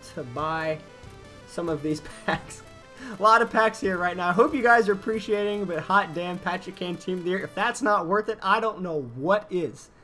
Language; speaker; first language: English; native; English